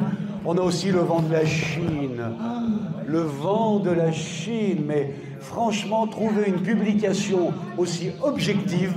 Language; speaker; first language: French; native; French